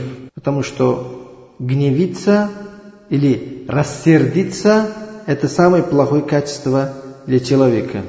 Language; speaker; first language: Russian; non-native, learner; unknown